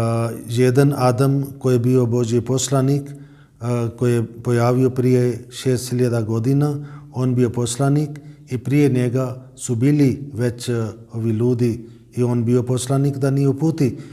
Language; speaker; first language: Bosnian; non-native, fluent; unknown